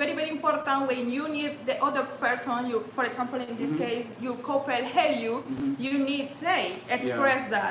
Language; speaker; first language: English; non-native, learner; Spanish